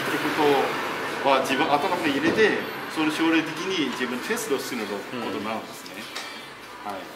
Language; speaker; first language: Japanese; non-native, fluent; Chinese